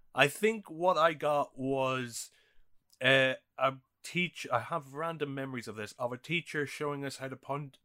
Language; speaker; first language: English; native; English